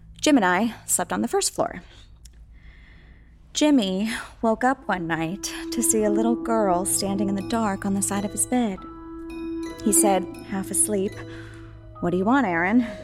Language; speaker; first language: English; native; English